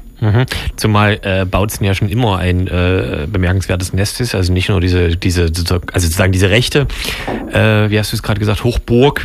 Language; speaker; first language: German; native; German